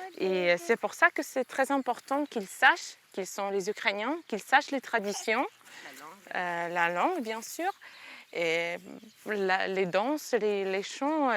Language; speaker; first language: French; non-native, fluent; Ukrainian